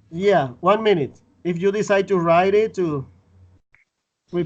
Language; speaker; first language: English; non-native, fluent; Spanish